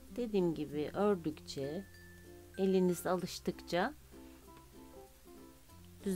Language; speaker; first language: Turkish; native; Turkish